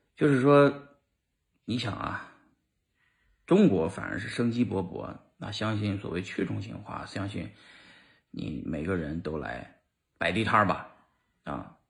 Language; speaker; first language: Chinese; native; Chinese